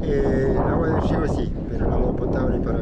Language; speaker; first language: Spanish; native; Spanish